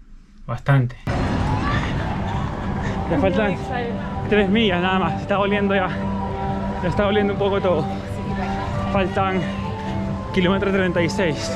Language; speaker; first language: Spanish; native; Spanish